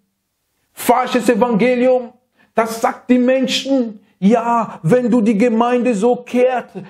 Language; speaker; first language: German; non-native, fluent; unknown